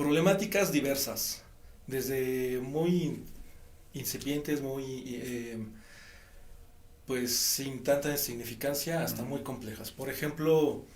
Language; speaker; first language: Spanish; native; Spanish